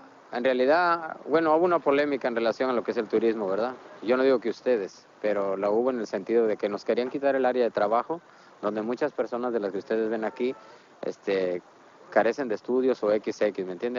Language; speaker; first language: Spanish; native; Spanish